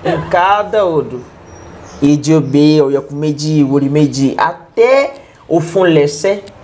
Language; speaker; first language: Portuguese; non-native, learner; Yoruba